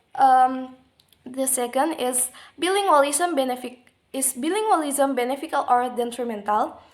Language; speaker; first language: English; non-native, learner; Indonesian